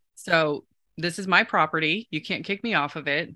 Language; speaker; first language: English; native; English